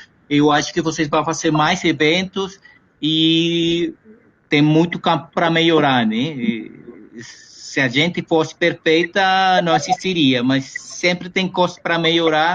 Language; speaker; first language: Portuguese; non-native, fluent; Spanish